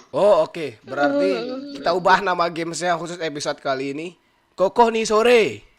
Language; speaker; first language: Indonesian; native; Indonesian